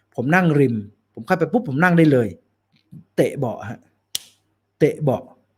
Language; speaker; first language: Thai; native; Thai